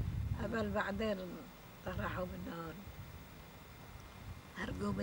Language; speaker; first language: Hebrew; non-native, fluent; Arabic